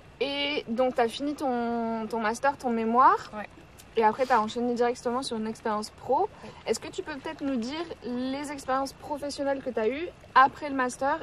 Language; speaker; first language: French; native; French